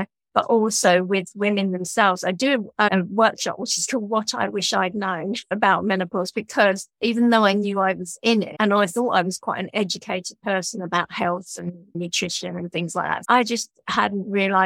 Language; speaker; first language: English; native; English